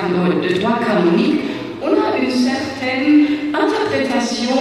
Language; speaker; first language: French; non-native, fluent; German